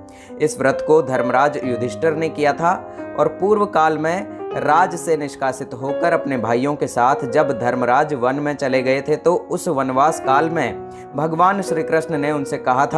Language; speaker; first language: Hindi; native; Hindi